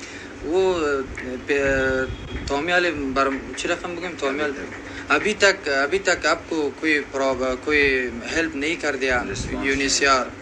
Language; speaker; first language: Hindi; non-native, learner; Persian